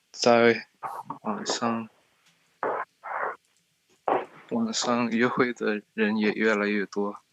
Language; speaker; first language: Chinese; early bilingual, heritage; Chinese